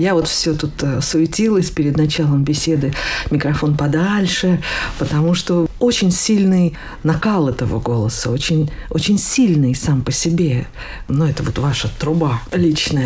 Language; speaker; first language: Russian; native; Russian